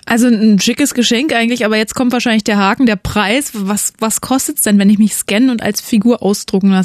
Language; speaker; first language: German; native; German